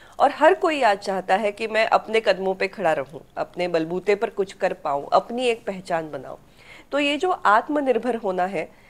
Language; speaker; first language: Hindi; non-native, local second language; Marathi